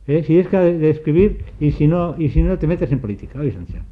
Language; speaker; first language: Spanish; non-native, local second language; Basque